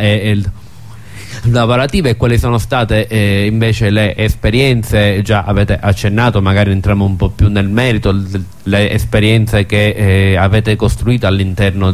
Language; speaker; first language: Italian; native; Italian